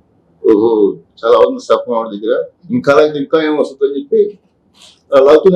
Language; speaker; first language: Telugu; native; Telugu